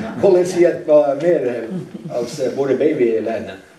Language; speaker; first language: German; non-native, learner; Northern Sami